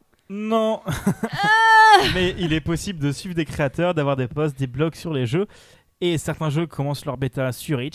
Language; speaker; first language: French; native; French